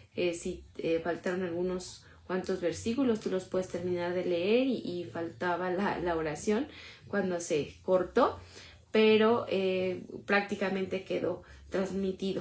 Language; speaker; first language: Spanish; native; Spanish